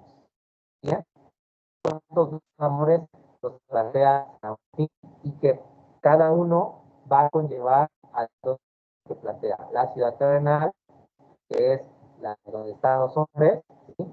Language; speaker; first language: Spanish; native; Spanish